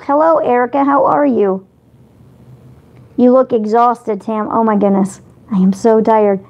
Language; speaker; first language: English; native; English